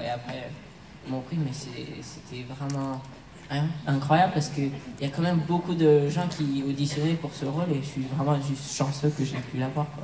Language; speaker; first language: French; early bilingual, heritage; English